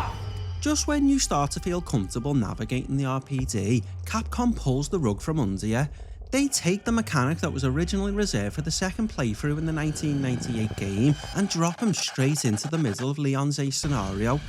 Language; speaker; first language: English; native; English